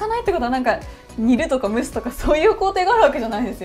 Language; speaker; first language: Japanese; native; Japanese